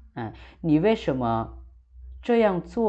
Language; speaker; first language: Chinese; non-native, fluent; Lao